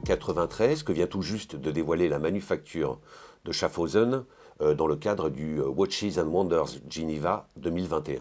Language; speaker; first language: French; native; French